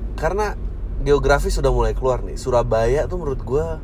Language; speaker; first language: Indonesian; native; Indonesian